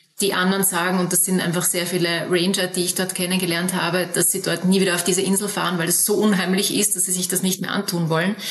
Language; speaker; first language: German; native; German